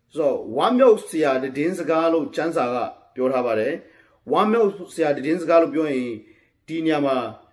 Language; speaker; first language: Burmese; non-native, local second language; Kachin